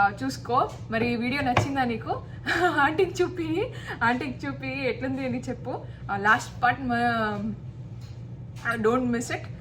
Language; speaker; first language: Telugu; non-native, local second language; Kannada